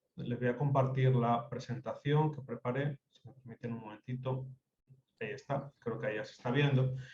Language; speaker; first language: Spanish; native; Spanish